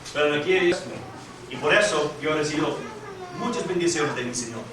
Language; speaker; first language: Spanish; non-native, fluent; English